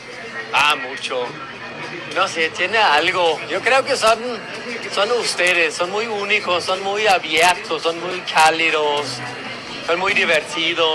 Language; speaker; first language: Spanish; non-native, fluent; Danish